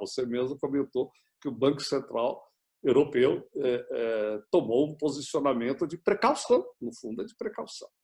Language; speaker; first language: Portuguese; native; Portuguese